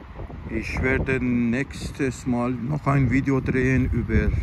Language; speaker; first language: German; non-native, fluent; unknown